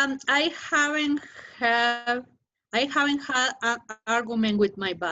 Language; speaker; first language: English; non-native, learner; Spanish